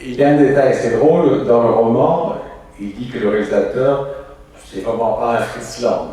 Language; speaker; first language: French; non-native, fluent; Portuguese